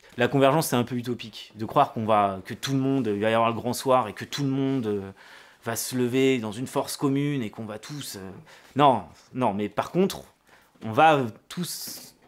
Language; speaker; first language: French; native; French